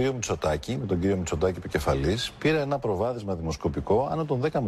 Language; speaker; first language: Greek; native; Greek